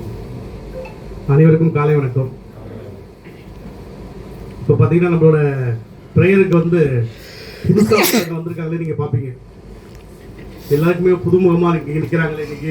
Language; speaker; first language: Tamil; native; Tamil